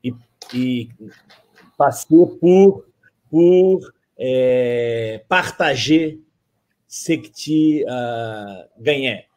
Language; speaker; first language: French; non-native, fluent; Portuguese